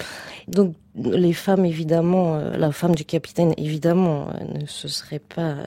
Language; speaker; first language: French; native; French